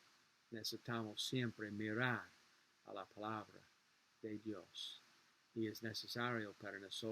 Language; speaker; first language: Spanish; non-native, learner; English